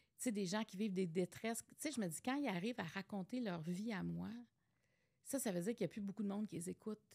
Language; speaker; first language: French; native; French